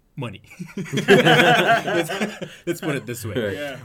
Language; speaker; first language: English; non-native, fluent; Arabic